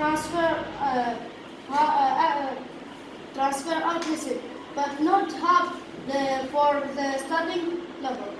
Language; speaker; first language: English; non-native, learner; Arabic